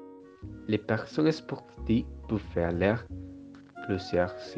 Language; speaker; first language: French; non-native, learner; Spanish